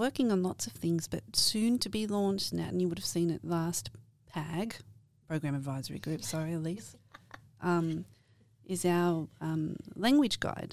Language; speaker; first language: English; native; English